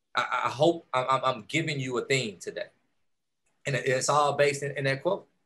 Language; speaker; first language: English; native; English